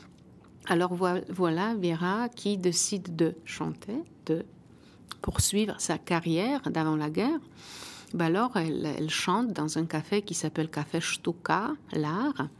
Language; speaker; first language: French; non-native, fluent; Polish